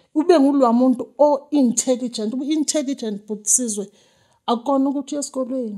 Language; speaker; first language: Zulu; native; Zulu